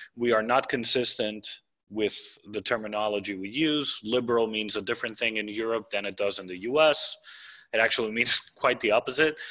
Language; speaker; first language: English; non-native, fluent; Greek